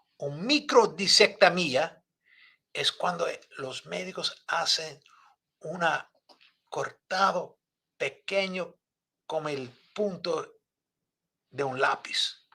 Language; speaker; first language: Spanish; non-native, fluent; Italian